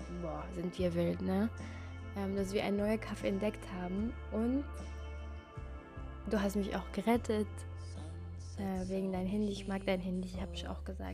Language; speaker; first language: German; non-native, fluent; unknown